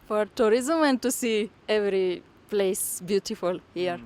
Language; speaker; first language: English; non-native, learner; Bulgarian